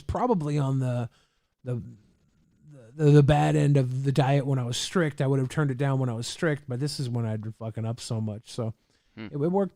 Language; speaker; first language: English; native; English